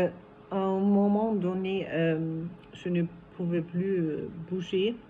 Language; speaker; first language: French; non-native, fluent; German